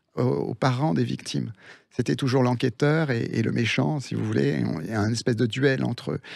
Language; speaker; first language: French; early bilingual, other home language; Spanish